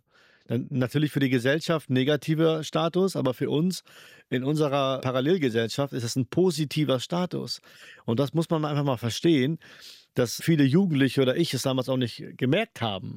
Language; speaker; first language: German; early bilingual, other home language; Urdu